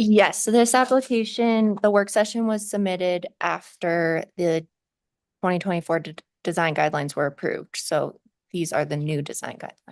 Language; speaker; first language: English; native; English